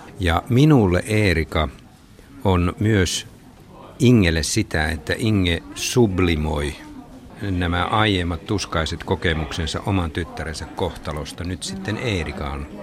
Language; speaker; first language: Finnish; native; Finnish